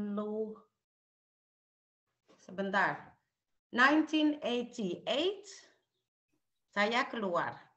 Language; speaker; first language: Indonesian; non-native, local second language; Javanese